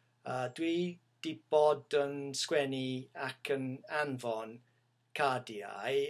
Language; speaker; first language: Welsh; non-native, learner; English